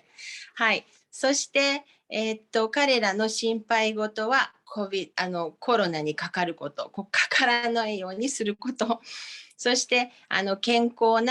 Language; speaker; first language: Japanese; non-native, fluent; Finnish